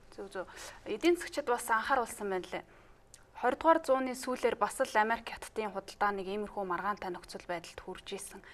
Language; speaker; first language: Mongolian; native; Mongolian